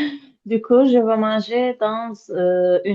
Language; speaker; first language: French; non-native, learner; Azerbaijani